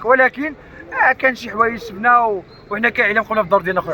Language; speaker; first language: Arabic; native; Arabic